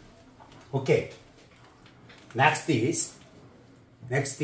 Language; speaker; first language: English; non-native, learner; Korean